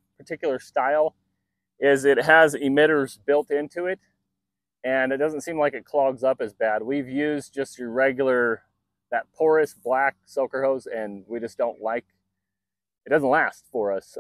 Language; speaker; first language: English; native; English